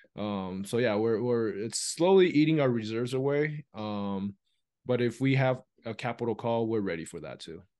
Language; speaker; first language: English; early bilingual, other home language; Chinese